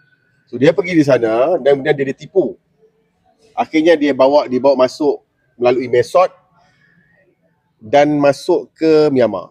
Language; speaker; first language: Malay; native; Malay